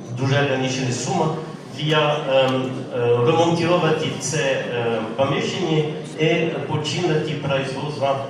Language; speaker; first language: Ukrainian; non-native, learner; French